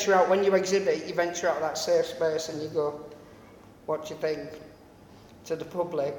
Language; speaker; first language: English; native; English